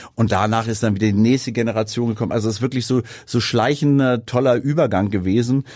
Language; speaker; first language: German; native; German